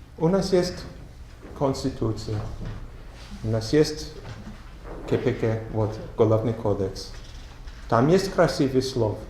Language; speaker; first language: Russian; non-native, learner; English